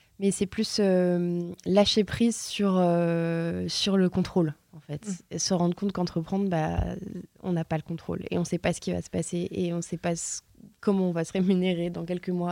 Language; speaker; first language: French; native; French